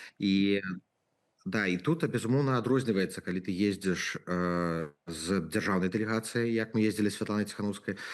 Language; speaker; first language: Belarusian; native; Belarusian